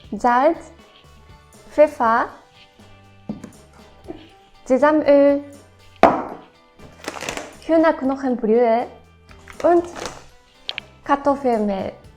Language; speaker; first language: German; non-native, fluent; Japanese